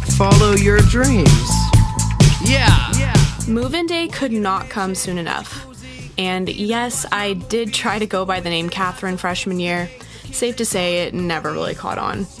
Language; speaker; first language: English; native; English